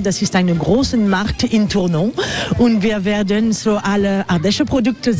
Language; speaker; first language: German; non-native, learner; French